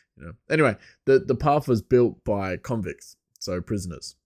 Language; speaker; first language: English; native; English